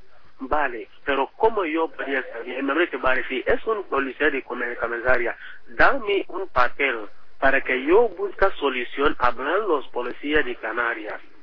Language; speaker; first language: Spanish; non-native, learner; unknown